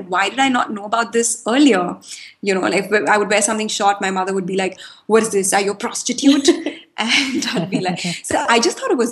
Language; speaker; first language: English; non-native, local second language; Hindi